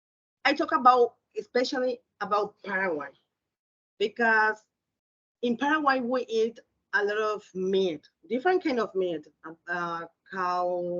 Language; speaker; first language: English; non-native, learner; Spanish